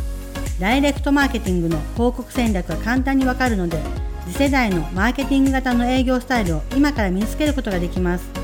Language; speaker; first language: Japanese; native; Japanese